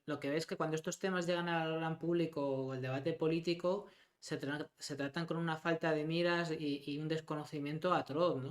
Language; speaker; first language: Spanish; native; Spanish